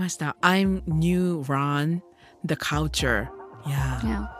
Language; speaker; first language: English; non-native, learner; Japanese